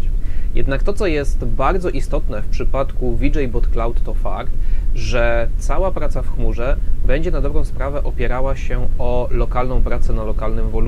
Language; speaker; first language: Polish; native; Polish